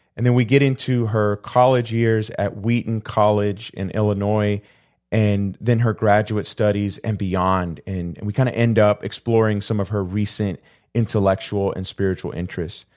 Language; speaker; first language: English; native; English